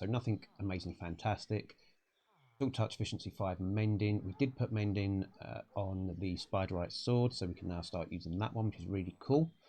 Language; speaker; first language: English; native; English